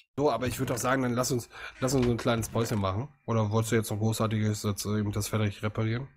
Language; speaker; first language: German; native; German